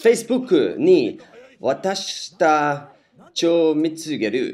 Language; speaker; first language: Japanese; non-native, learner; English